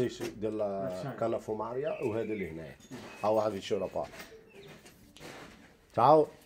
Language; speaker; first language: Italian; non-native, fluent; Arabic